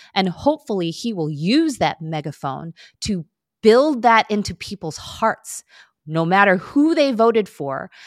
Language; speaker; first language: English; early bilingual, other home language; Korean